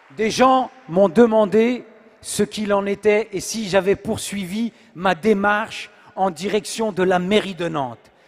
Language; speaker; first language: French; native; French